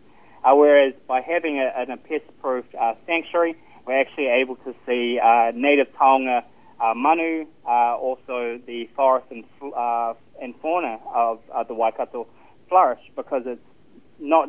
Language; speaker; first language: English; native; English